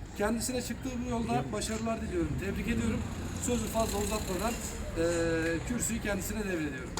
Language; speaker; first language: Turkish; native; Turkish